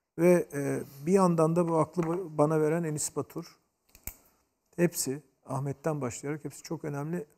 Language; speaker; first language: Turkish; native; Turkish